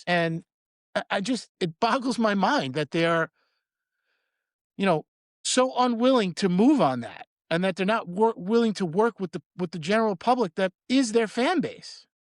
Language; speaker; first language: English; native; English